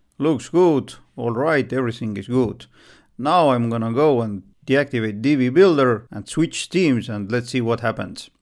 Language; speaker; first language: English; non-native, fluent; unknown